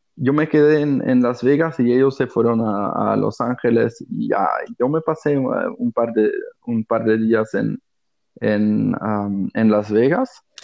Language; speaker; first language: Spanish; non-native, fluent; German